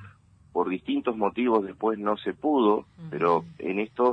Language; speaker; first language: Spanish; native; Spanish